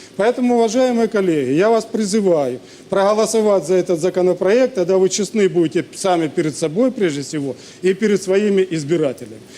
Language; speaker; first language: Russian; native; Russian